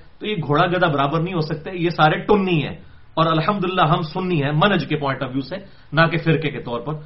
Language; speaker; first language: Urdu; non-native, local second language; Punjabi